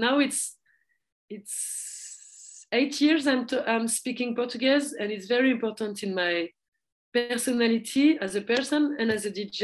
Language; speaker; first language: English; non-native, fluent; French